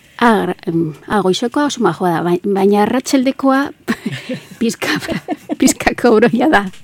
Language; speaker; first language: Basque; non-native, local second language; Spanish